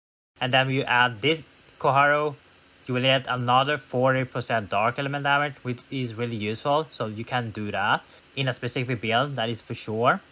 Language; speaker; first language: English; non-native, fluent; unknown